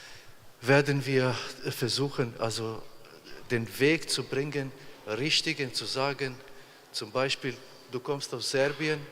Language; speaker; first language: German; non-native, fluent; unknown